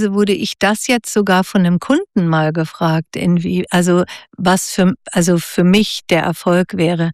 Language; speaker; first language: German; native; German